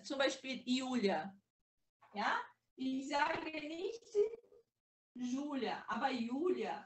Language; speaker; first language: German; non-native, learner; Portuguese